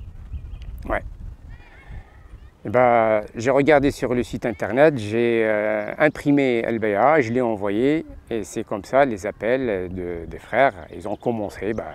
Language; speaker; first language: French; non-native, local second language; Arabic